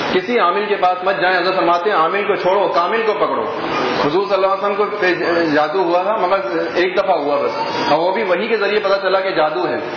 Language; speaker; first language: Urdu; native; Urdu